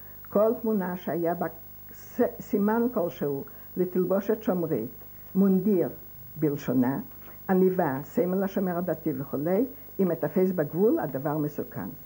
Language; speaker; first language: Hebrew; non-native, fluent; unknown